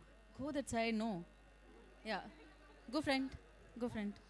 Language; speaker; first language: Telugu; native; Telugu